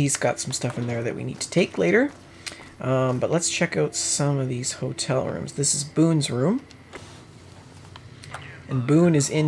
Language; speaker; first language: English; native; English